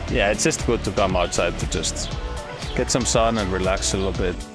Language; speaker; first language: English; non-native, fluent; Finnish